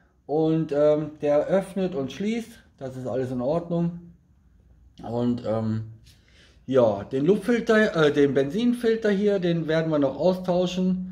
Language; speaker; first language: German; native; German